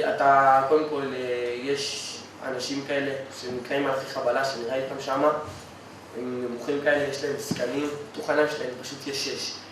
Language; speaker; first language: Hebrew; native; Hebrew